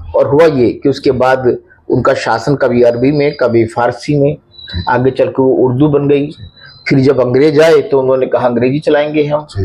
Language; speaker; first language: Hindi; native; Hindi